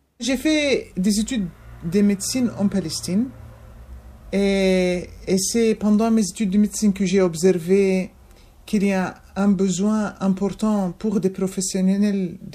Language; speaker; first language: French; non-native, fluent; Arabic